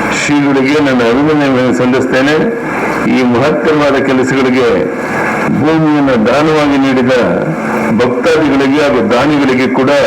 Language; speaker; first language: Kannada; native; Kannada